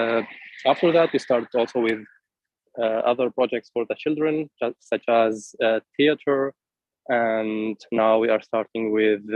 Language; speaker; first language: English; non-native, fluent; Arabic